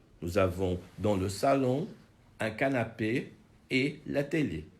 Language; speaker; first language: French; non-native, fluent; Portuguese